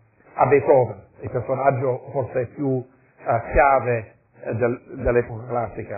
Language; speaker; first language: Italian; non-native, fluent; English